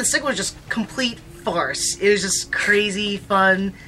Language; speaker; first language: English; native; English